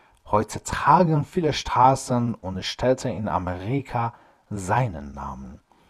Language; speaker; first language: German; non-native, fluent; Persian